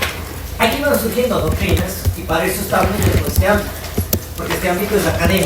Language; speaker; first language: Spanish; native; Spanish